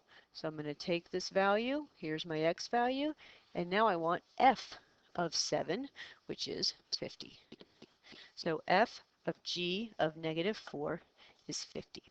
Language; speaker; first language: English; native; English